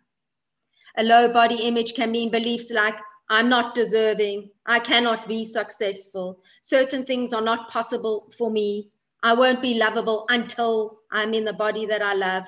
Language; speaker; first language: English; non-native, fluent; Polish